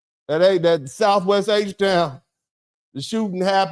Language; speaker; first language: English; native; English